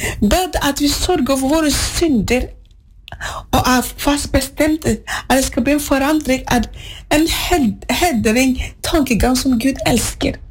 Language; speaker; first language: Norwegian; non-native, fluent; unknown